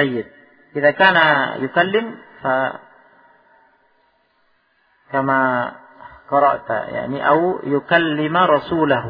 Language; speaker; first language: Arabic; non-native, fluent; Indonesian